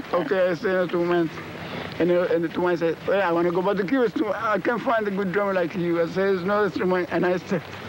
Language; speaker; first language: English; non-native, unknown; Spanish